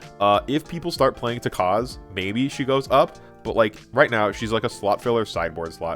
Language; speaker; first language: English; native; English